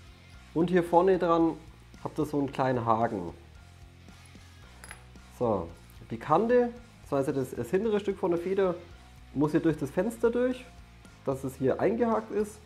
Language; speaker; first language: German; native; German